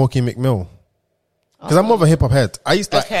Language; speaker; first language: English; non-native, local second language; Yoruba